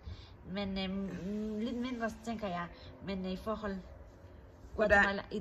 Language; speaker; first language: Danish; non-native, learner; Spanish